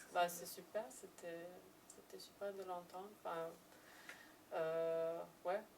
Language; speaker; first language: French; non-native, fluent; Serbian